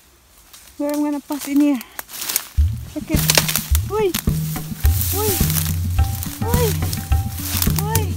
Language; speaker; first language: English; non-native, local second language; Filipino